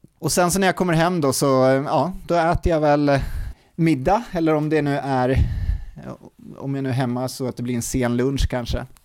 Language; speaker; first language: Swedish; native; Swedish